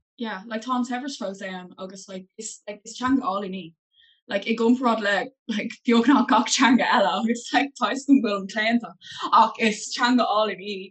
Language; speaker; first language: Irish; non-native, local second language; English